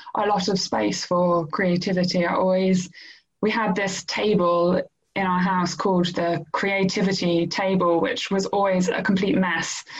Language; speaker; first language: English; native; English